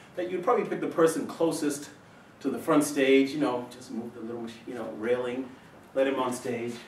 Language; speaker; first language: English; native; English